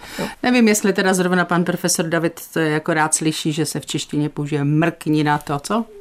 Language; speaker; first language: Czech; native; Czech